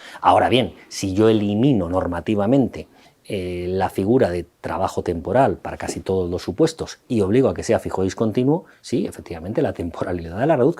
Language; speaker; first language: Spanish; native; Spanish